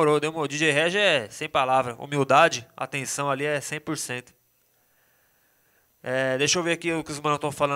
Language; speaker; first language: Portuguese; native; Portuguese